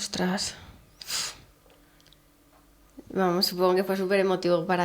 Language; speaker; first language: Spanish; native; Spanish